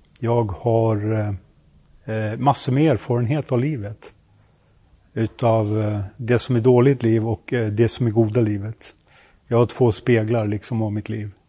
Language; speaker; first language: Swedish; early bilingual, other home language; Finnish